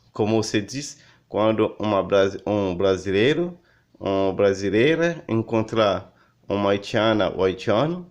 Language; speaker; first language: Portuguese; non-native, learner; Haitian Creole